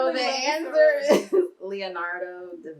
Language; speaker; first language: English; native; English